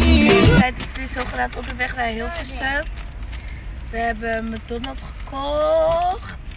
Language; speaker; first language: Dutch; early bilingual, other home language; Persian